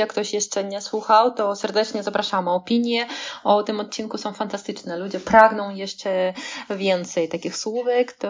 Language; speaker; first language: Polish; non-native, fluent; Russian